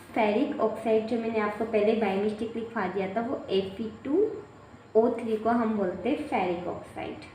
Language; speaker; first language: Hindi; native; Hindi